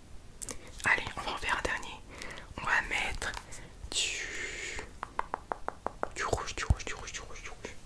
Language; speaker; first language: French; native; French